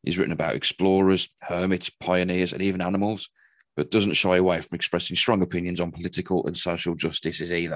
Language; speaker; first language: English; native; English